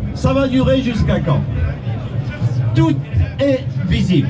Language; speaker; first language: French; non-native, local second language; Arabic